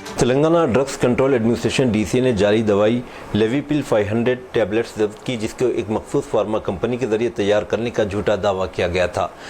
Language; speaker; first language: Urdu; native; Urdu